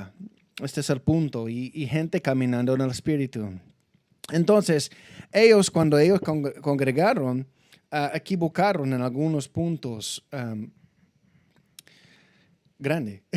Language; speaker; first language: Spanish; non-native, fluent; English